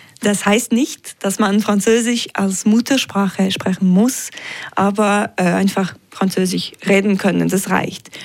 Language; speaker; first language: German; non-native, local second language; French